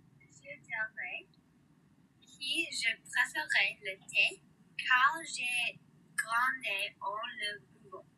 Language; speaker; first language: French; non-native, learner; English